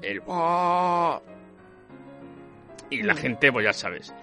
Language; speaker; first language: Spanish; native; Spanish